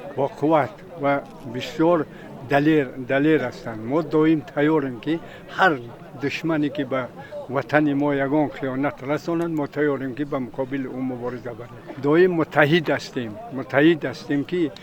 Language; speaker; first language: Tajik; non-native, local second language; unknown